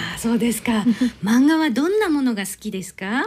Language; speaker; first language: Japanese; native; Japanese